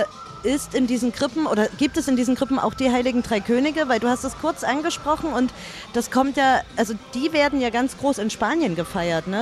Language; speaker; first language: German; native; German